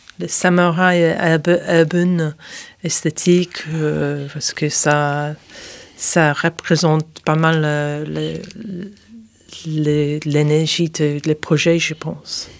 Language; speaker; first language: French; non-native, fluent; English